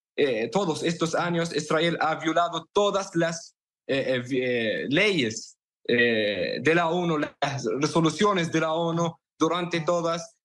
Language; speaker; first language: Spanish; non-native, fluent; Arabic